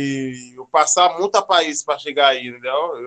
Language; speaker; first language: Portuguese; non-native, learner; Haitian Creole